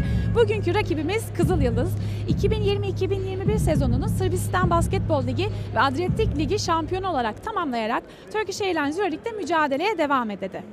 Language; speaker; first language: Turkish; native; Turkish